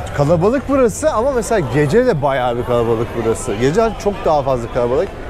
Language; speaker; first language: Turkish; native; Turkish